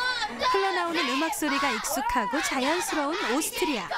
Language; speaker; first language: Korean; native; Korean